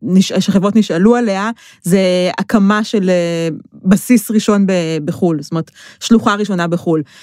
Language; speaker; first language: Hebrew; native; Hebrew